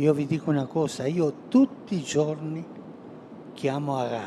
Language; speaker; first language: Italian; non-native, fluent; Spanish